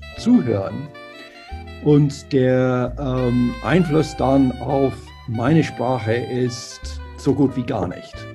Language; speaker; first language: German; non-native, fluent; English